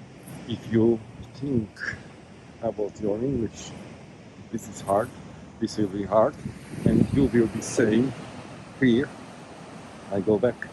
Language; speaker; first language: English; non-native, learner; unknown